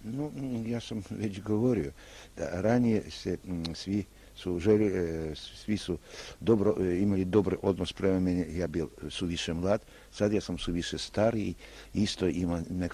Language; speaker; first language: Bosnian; non-native, learner; Russian